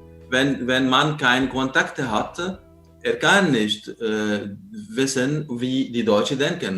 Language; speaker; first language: German; non-native, learner; Arabic